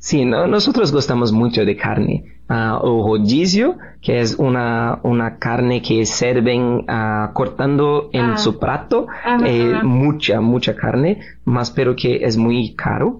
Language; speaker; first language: Spanish; non-native, learner; Portuguese